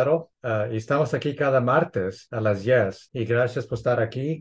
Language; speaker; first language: Spanish; early bilingual, heritage; English